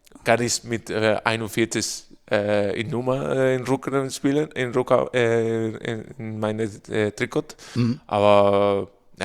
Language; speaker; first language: German; non-native, learner; Spanish